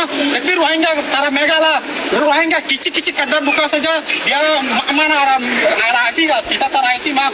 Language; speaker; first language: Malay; non-native, learner; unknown